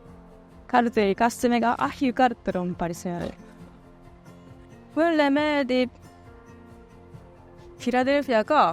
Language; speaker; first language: Estonian; non-native, learner; Japanese